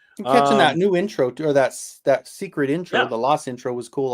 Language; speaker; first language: English; native; English